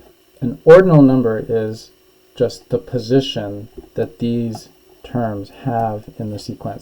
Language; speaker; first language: English; native; English